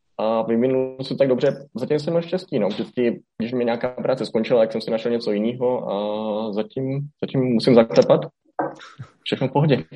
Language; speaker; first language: Czech; native; Czech